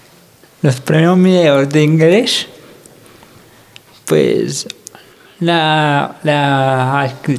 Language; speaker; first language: Spanish; non-native, local second language; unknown